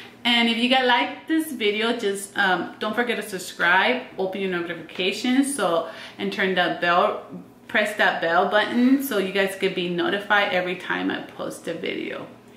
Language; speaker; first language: English; native; English